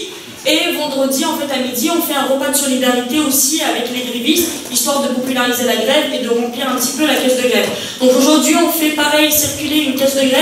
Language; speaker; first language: French; native; French